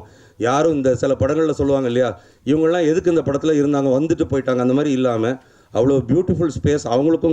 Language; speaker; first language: Tamil; native; Tamil